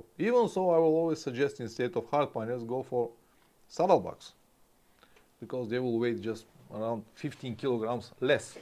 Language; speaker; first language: English; non-native, fluent; Bulgarian